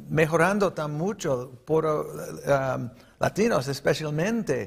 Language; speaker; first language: Spanish; early bilingual, heritage; Spanish